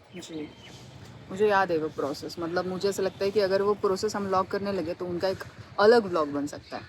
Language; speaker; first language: Hindi; non-native, local second language; Marathi